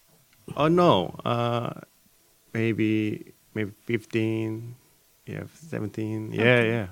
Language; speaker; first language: English; non-native, learner; Korean